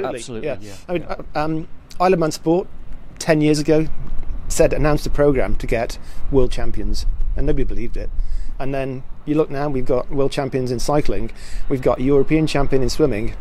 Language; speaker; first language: English; native; English